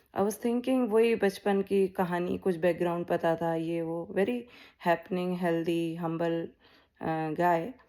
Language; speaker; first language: Hindi; native; Hindi